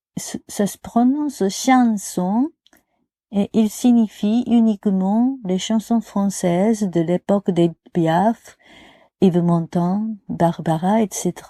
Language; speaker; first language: French; non-native, learner; Japanese